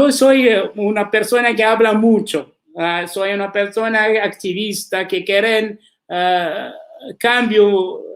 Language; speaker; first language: Spanish; non-native, learner; Arabic